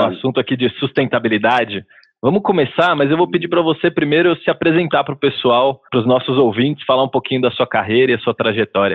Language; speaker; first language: Portuguese; native; Portuguese